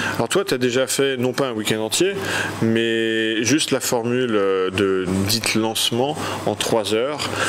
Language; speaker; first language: French; native; French